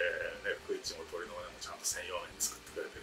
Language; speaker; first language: Japanese; native; Japanese